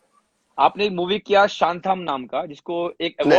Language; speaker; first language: Hindi; native; Hindi